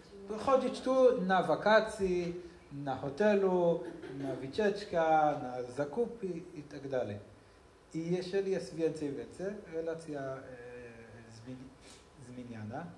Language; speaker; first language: Polish; non-native, learner; Hebrew